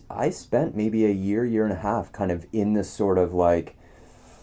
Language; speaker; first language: English; native; English